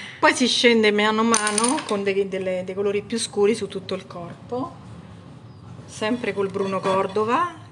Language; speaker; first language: Italian; native; Italian